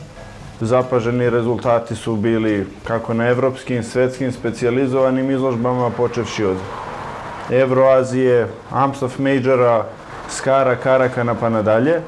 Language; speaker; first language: Serbian; native; Serbian